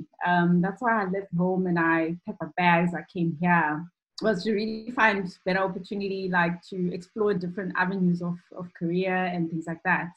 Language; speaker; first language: English; non-native, local second language; Shona